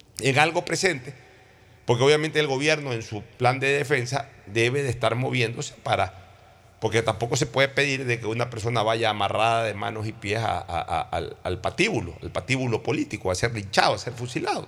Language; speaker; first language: Spanish; native; Spanish